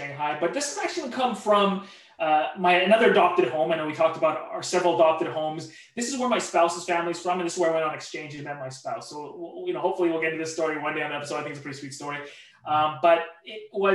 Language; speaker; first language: English; native; English